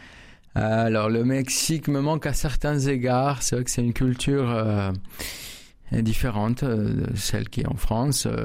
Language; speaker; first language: French; non-native, fluent; Spanish